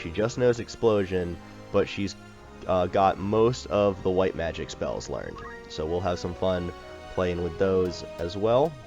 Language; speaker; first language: English; native; English